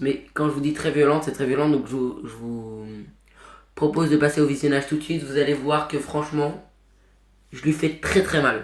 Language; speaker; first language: French; native; French